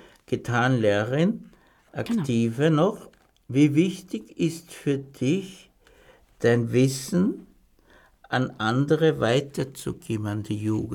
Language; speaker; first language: German; native; German